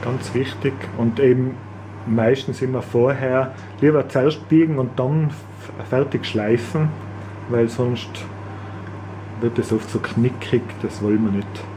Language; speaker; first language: German; native; German